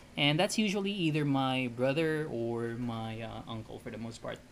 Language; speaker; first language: English; non-native, local second language; Filipino